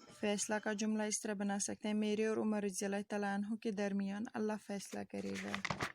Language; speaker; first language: Urdu; non-native, local second language; Kashmiri